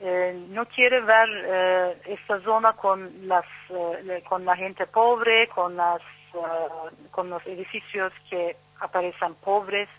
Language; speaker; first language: Spanish; non-native, learner; Turkish